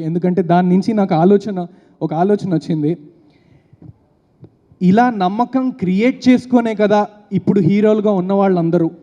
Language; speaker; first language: Telugu; native; Telugu